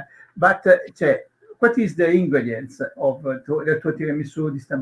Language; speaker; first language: English; non-native, learner; Italian